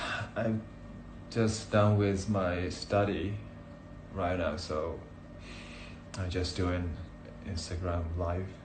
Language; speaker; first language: English; non-native, learner; Japanese